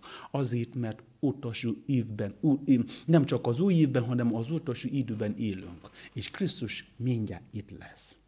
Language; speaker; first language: Hungarian; non-native, learner; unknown